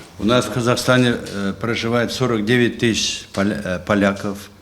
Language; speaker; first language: Polish; non-native, learner; Russian